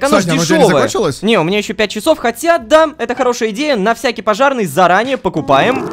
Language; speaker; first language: Russian; native; Russian